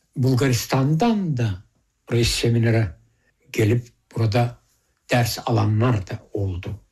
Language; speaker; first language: Turkish; early bilingual, heritage; Turkish